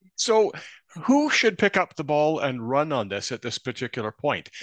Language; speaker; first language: English; native; English